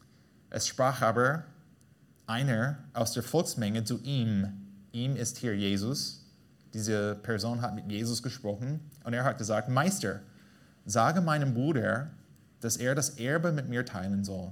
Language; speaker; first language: German; non-native, fluent; English